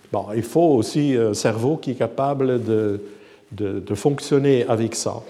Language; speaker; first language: French; non-native, fluent; Dutch